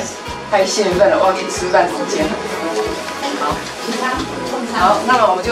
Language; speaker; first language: Chinese; native; Chinese